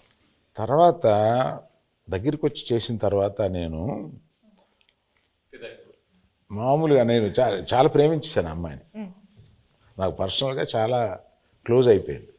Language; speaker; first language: Telugu; native; Telugu